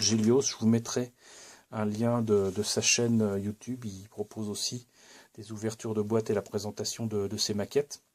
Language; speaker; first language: French; native; French